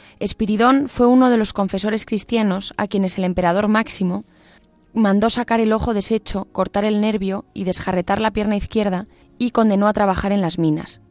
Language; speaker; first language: Spanish; native; Spanish